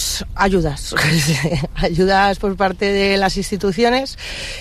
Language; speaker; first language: Spanish; native; Spanish